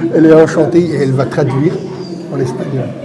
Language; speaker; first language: French; non-native, fluent; Spanish